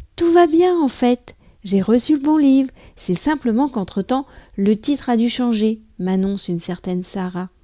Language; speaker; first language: French; native; French